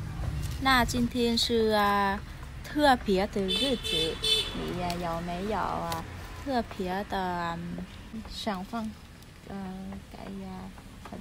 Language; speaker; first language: Chinese; non-native, fluent; Vietnamese